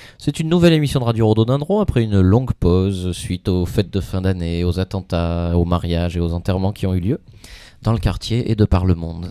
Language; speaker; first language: French; native; French